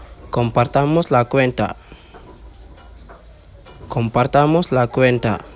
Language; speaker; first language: Spanish; non-native, fluent; Wolof